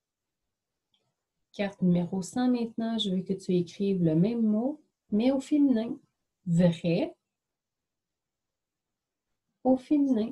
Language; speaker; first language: French; native; French